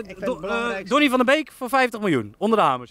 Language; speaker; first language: Dutch; native; Dutch